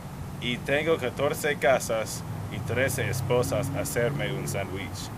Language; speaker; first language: Spanish; non-native, learner; English